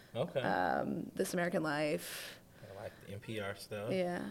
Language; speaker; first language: English; native; English